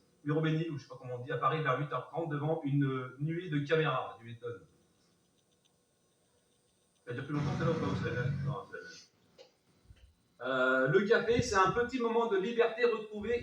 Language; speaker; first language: French; native; French